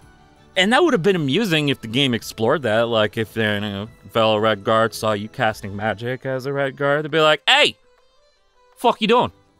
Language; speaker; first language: English; native; English